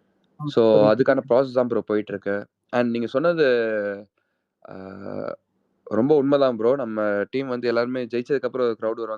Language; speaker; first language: Tamil; native; Tamil